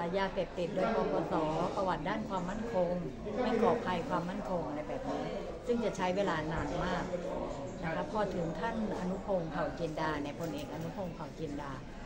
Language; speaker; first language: Thai; native; Thai